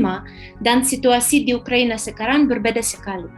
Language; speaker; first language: Indonesian; non-native, fluent; Ukrainian